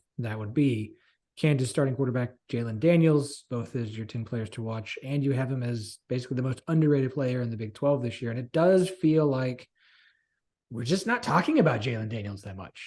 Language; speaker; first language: English; native; English